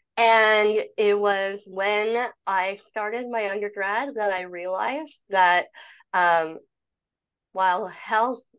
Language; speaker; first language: English; native; English